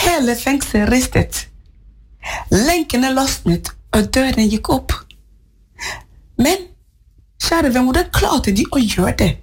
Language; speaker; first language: Norwegian; non-native, fluent; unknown